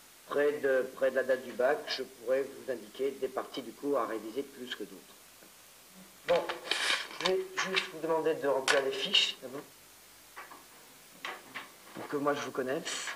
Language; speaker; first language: French; native; French